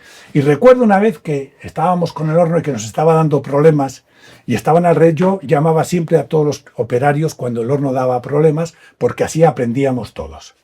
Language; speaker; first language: Spanish; native; Spanish